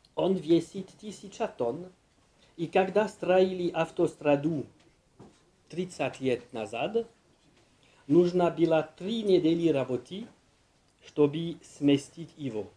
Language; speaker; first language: Russian; non-native, learner; French